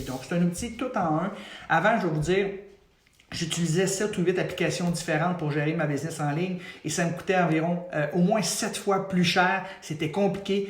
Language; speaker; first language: French; native; French